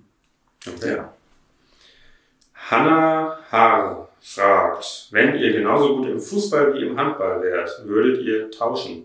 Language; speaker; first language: German; native; German